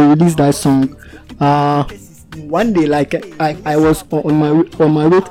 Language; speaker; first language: English; non-native, local second language; Akan